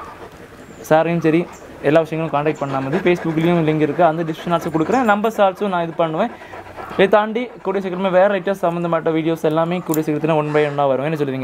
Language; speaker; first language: Tamil; native; Tamil